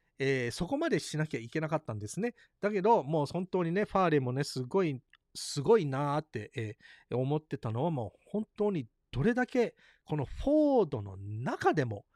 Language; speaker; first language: Japanese; early bilingual, heritage; Japanese